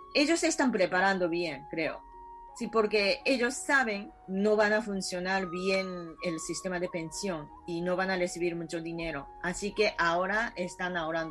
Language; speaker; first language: Spanish; non-native, fluent; Japanese